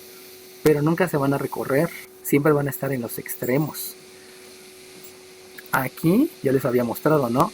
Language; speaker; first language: Spanish; native; Spanish